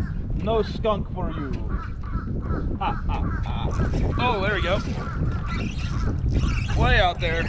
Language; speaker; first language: English; native; English